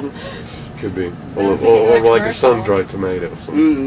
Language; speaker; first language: English; non-native, fluent; Finnish